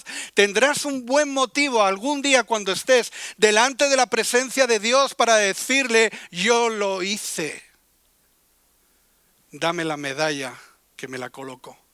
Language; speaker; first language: Spanish; native; Spanish